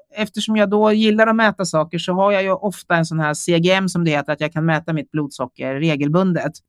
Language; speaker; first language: Swedish; native; Swedish